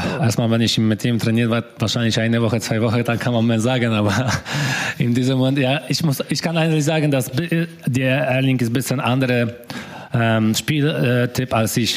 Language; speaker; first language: German; non-native, learner; Polish